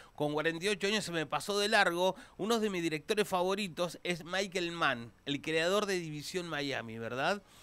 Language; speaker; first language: Spanish; native; Spanish